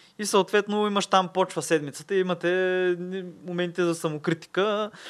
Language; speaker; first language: Bulgarian; native; Bulgarian